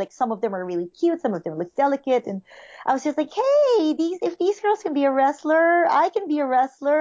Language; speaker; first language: English; non-native, local second language; Filipino